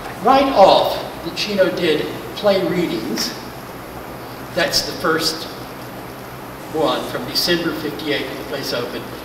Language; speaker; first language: English; native; English